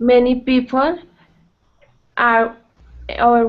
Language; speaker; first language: English; non-native, learner; Spanish